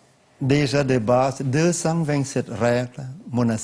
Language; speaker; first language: French; non-native, learner; Lao